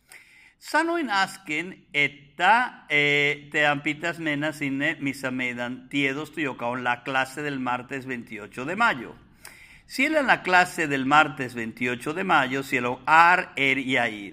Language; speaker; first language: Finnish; non-native, fluent; Spanish